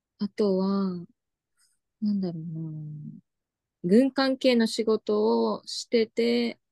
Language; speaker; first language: Japanese; native; Japanese